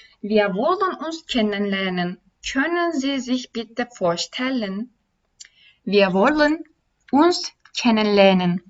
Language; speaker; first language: German; non-native, fluent; Turkish